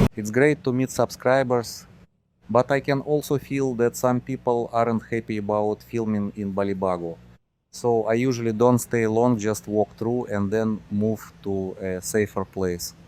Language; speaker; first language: English; non-native, learner; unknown